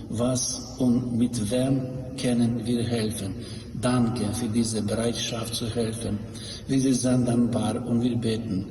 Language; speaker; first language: German; non-native, learner; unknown